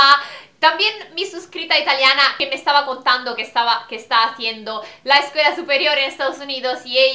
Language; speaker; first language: Spanish; non-native, fluent; Italian